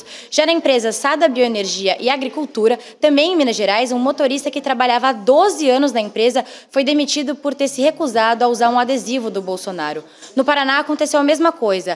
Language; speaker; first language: Portuguese; native; Portuguese